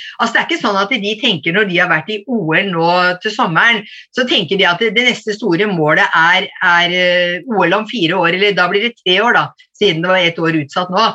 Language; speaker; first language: Norwegian; native; Norwegian